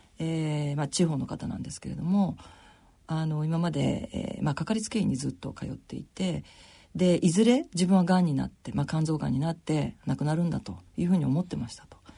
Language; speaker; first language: Japanese; native; Japanese